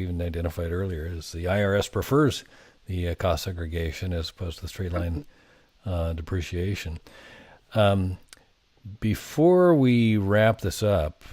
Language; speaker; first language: English; native; English